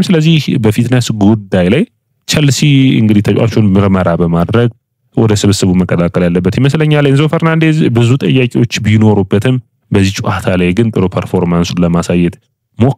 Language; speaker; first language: Amharic; native; Amharic